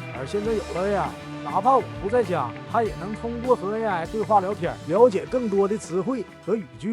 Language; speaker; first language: Chinese; native; Chinese